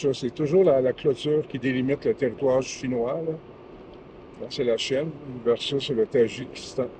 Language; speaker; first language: French; native; French